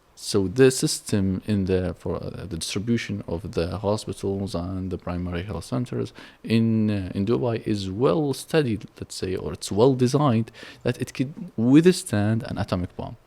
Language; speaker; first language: English; non-native, fluent; Arabic